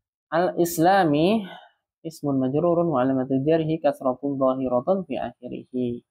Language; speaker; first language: Arabic; non-native, fluent; Indonesian